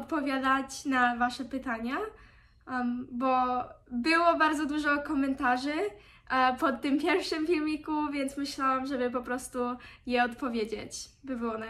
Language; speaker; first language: Polish; early bilingual, heritage; Polish